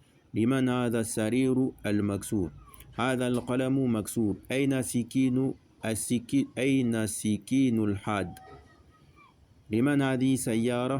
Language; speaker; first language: Arabic; non-native, fluent; French